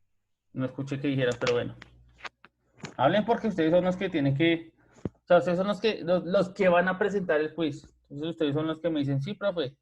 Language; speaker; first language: Spanish; native; Spanish